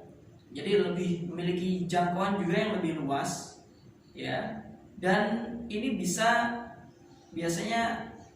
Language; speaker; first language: Indonesian; native; Indonesian